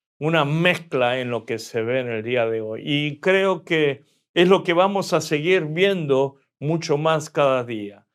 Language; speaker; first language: Spanish; early bilingual, other home language; Korean